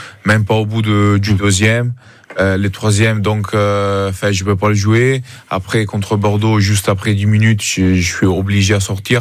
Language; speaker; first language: French; non-native, fluent; Italian